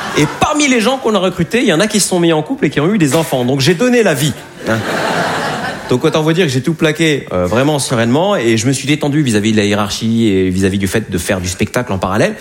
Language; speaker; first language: French; native; French